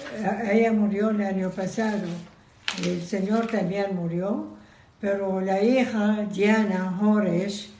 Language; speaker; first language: Spanish; non-native, learner; Persian